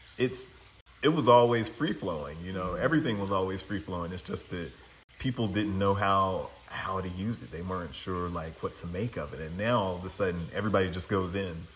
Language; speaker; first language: English; native; English